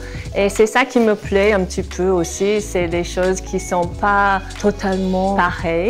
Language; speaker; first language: French; non-native, fluent; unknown